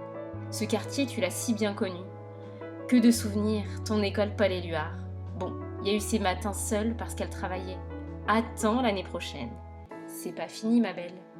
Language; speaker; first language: French; native; French